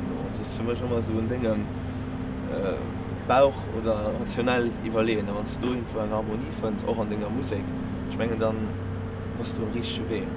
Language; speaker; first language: German; non-native, local second language; Luxembourgish